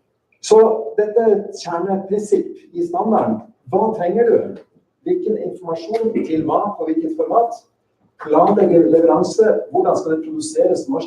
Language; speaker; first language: Norwegian; native; Norwegian